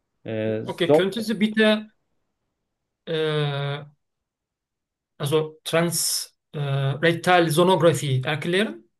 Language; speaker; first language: German; non-native, learner; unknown